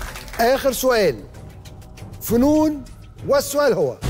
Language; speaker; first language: Arabic; native; Arabic